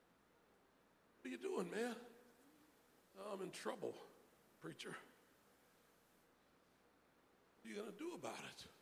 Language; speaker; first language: English; native; English